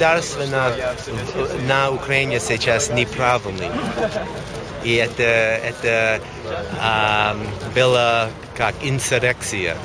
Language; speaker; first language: Russian; non-native, learner; English